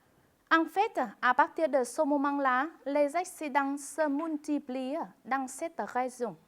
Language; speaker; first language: French; non-native, fluent; Vietnamese